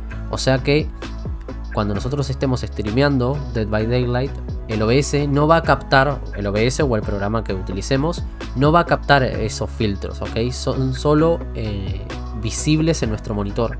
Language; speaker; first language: Spanish; native; Spanish